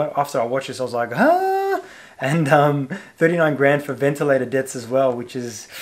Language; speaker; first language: English; native; English